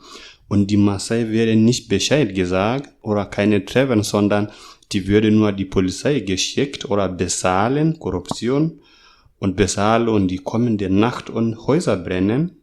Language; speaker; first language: German; non-native, learner; Masai